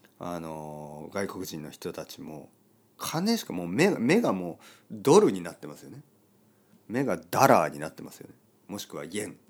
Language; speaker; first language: Japanese; native; Japanese